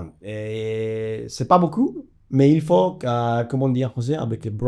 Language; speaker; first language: French; non-native, fluent; Spanish